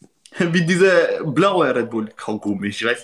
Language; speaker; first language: German; non-native, learner; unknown